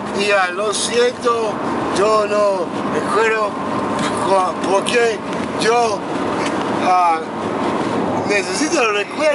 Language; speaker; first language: Spanish; non-native, learner; English